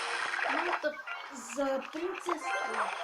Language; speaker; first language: Bulgarian; native; Bulgarian